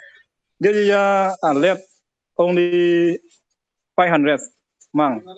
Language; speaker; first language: English; non-native, learner; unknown